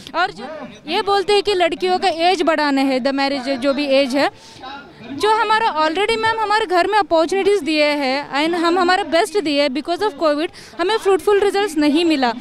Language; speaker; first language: Hindi; non-native, local second language; Kannada